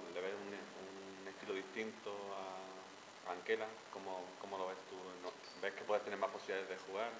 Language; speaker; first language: Spanish; native; Spanish